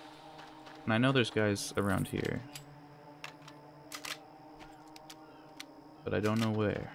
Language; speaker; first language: English; native; English